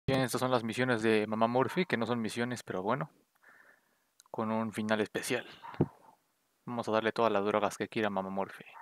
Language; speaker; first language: Spanish; native; Spanish